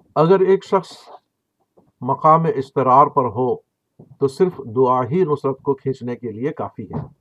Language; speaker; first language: Urdu; native; Urdu